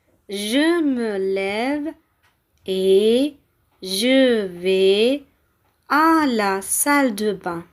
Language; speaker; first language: French; non-native, fluent; Tamil